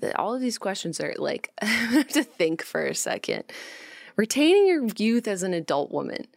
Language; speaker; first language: English; native; English